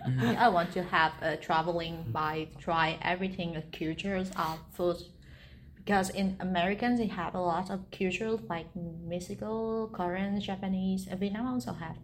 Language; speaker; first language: English; non-native, learner; Vietnamese